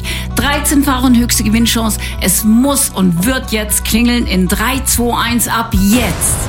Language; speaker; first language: German; native; German